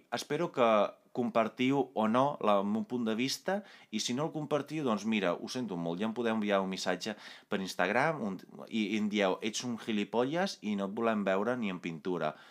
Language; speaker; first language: Catalan; non-native, fluent; Italian